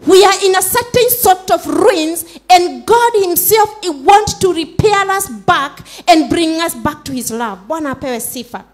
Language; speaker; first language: English; non-native, local second language; Swahili